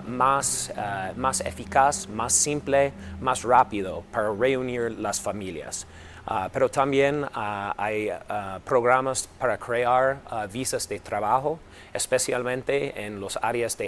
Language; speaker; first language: Spanish; non-native, fluent; English